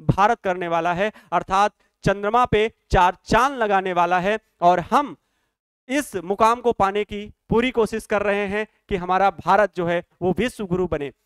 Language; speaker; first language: Hindi; native; Hindi